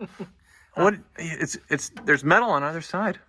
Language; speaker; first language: English; native; English